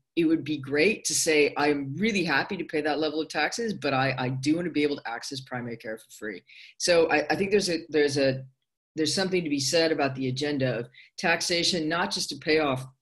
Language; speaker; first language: English; native; English